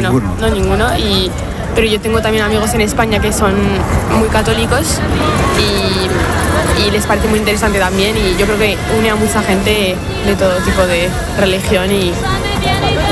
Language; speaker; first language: Spanish; non-native, fluent; French